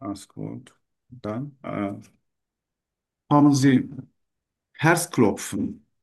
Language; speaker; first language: German; non-native, learner; Turkish